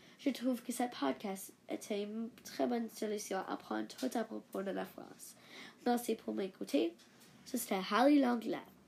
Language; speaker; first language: French; non-native, learner; English